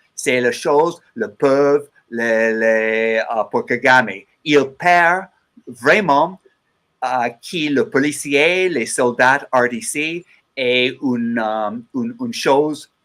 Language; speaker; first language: French; non-native, learner; English